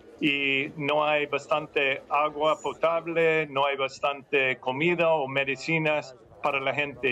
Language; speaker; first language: Spanish; non-native, fluent; English